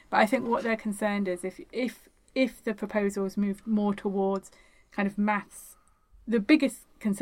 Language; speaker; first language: English; native; English